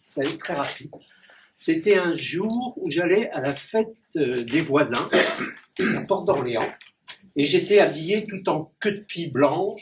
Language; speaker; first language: French; native; French